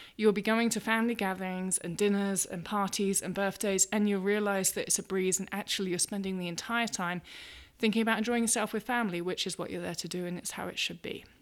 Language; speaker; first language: English; native; English